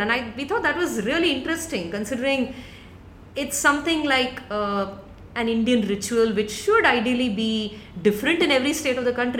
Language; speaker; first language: English; non-native, local second language; Tamil